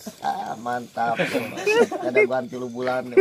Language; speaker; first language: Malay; non-native, local second language; Sundanese